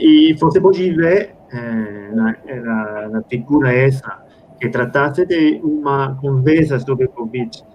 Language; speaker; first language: Portuguese; non-native, fluent; Spanish